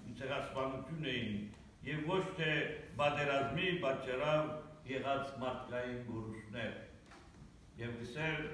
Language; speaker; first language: Armenian; early bilingual, heritage; Armenian